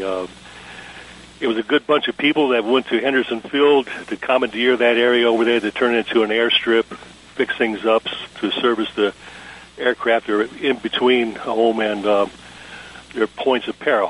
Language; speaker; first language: English; native; English